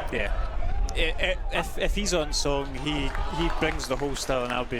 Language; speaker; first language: English; native; English